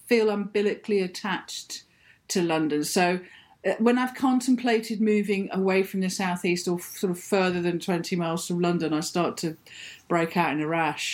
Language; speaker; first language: English; native; English